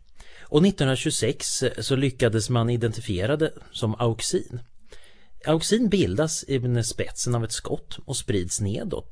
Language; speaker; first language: Swedish; native; Swedish